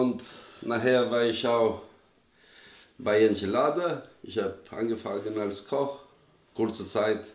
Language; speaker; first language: German; non-native, learner; Albanian